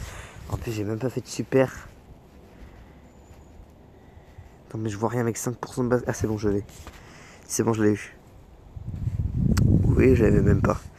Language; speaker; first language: French; native; French